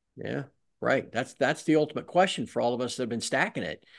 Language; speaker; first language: English; native; English